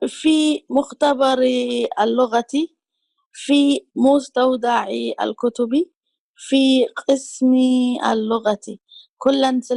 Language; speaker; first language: Arabic; non-native, learner; Tigrinya